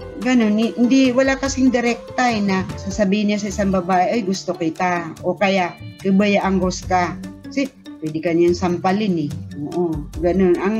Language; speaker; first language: Filipino; non-native, local second language; Maranao